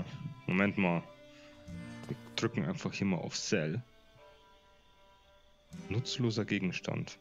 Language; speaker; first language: German; native; German